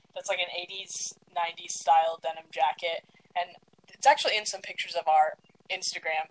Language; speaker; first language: English; early bilingual, other home language; Greek